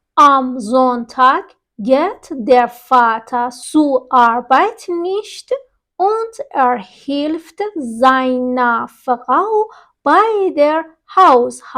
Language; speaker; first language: German; non-native, fluent; Persian